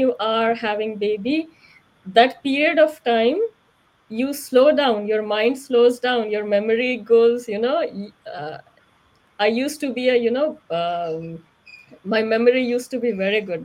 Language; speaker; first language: English; non-native, local second language; Hindi